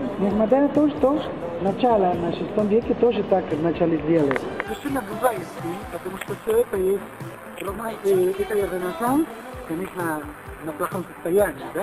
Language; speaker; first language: Russian; non-native, learner; Italian